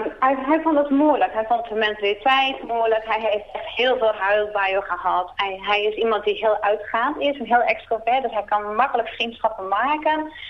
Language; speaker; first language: Dutch; native; Dutch